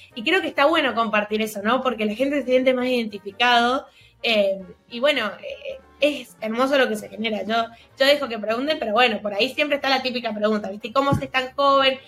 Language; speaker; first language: Spanish; native; Spanish